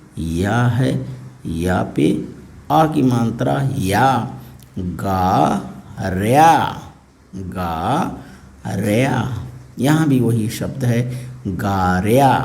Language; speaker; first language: Hindi; native; Hindi